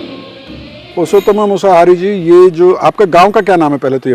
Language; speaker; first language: Hindi; native; Hindi